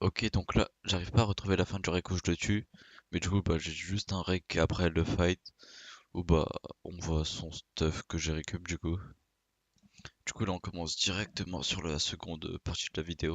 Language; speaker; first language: French; native; French